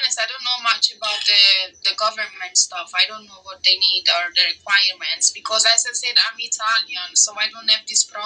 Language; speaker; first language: English; non-native, fluent; Italian